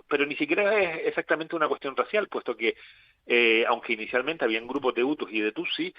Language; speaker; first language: Spanish; native; Spanish